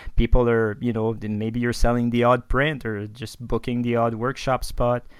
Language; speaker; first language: English; non-native, fluent; French